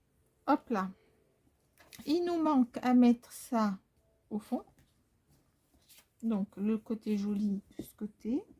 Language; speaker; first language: French; native; French